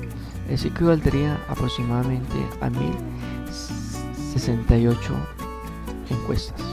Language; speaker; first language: Spanish; native; Spanish